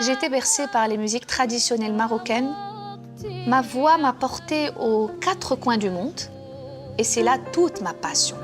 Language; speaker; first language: French; non-native, local second language; Arabic